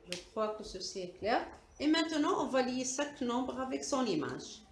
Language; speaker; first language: French; non-native, local second language; Arabic